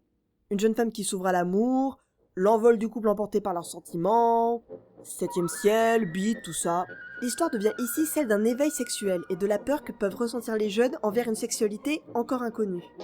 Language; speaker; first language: French; native; French